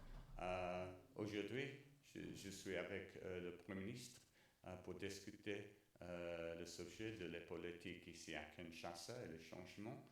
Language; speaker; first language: French; non-native, learner; English